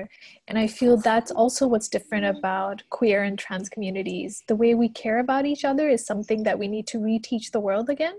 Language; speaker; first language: English; non-native, local second language; Urdu